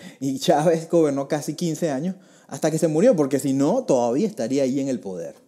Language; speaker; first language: Spanish; native; Spanish